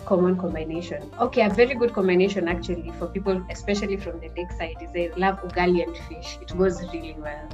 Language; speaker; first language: English; non-native, local second language; Swahili